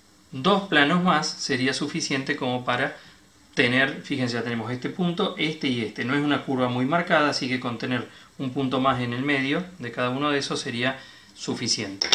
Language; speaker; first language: Spanish; native; Spanish